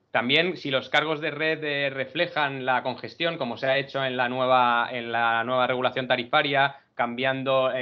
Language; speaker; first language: Spanish; native; Spanish